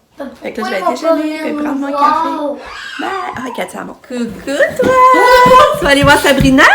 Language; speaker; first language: French; native; French